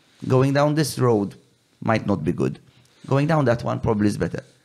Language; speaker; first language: English; non-native, local second language; Maltese